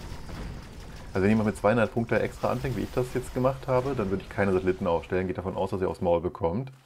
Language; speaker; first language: German; native; German